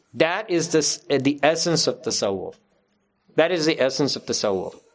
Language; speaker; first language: English; native; English